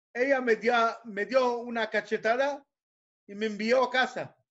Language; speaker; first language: Spanish; non-native, fluent; Hebrew